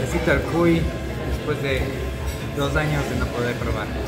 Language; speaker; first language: Spanish; native; Spanish